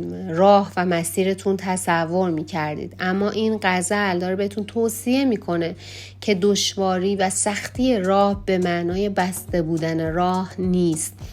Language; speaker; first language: Persian; native; Persian